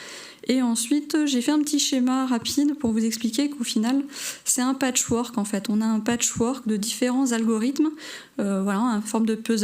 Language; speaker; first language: French; native; French